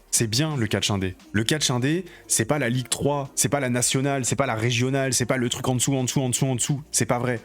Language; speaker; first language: French; native; French